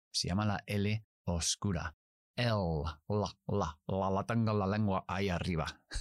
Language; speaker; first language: Spanish; non-native, fluent; English